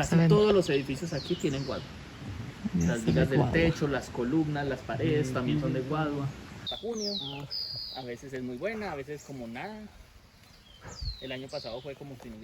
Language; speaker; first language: Spanish; native; Spanish